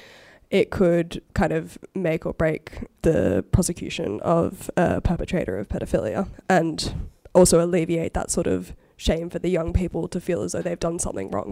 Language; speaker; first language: English; native; English